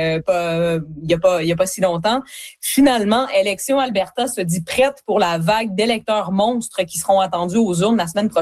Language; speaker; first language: French; native; French